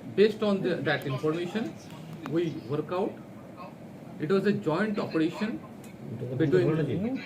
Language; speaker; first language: Hindi; non-native, local second language; Bangla